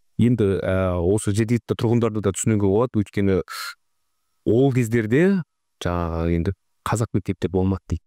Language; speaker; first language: Kazakh; native; Kazakh